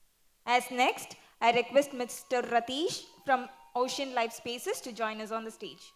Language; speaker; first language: English; non-native, local second language; Tamil